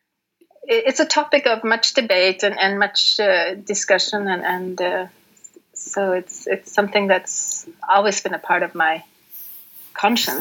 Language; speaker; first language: English; non-native, fluent; Norwegian